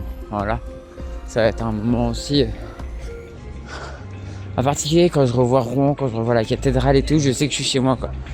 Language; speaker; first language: French; native; French